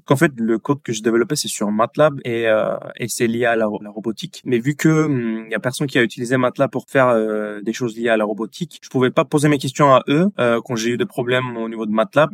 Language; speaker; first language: French; non-native, fluent; Turkish